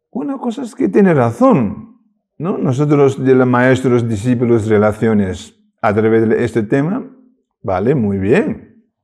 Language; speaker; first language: Spanish; non-native, learner; Tibetan